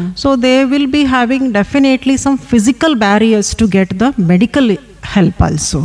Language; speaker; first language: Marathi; non-native, local second language; Kannada